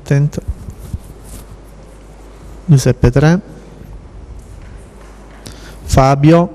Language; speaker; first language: Italian; native; Italian